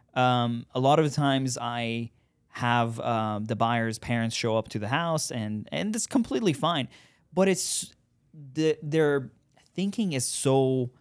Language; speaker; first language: English; non-native, fluent; Persian